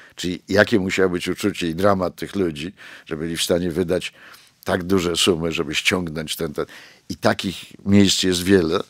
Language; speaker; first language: Polish; native; Polish